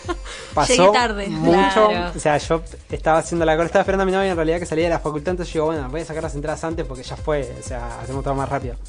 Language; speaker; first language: Spanish; native; Spanish